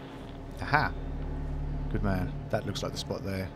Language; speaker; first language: English; native; English